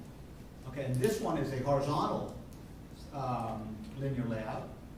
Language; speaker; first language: English; non-native, fluent; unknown